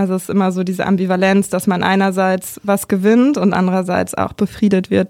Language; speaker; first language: German; native; German